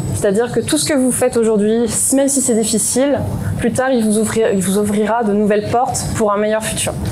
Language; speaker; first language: French; native; French